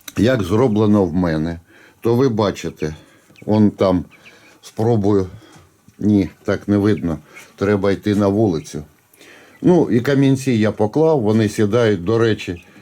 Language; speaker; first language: Ukrainian; non-native, local second language; Russian